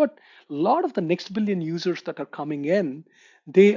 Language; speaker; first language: English; non-native, local second language; Telugu